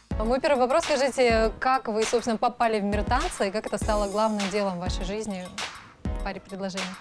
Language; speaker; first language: Russian; native; Russian